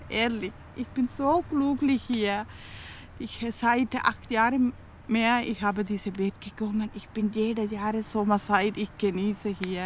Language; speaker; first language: German; non-native, learner; Tamil